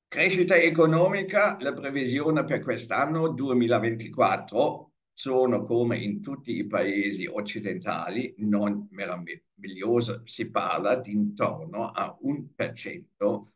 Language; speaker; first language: Italian; non-native, fluent; German